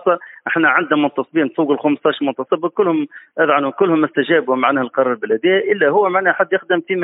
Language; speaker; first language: Arabic; native; Arabic